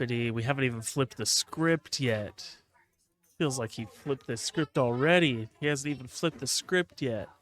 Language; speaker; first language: English; native; English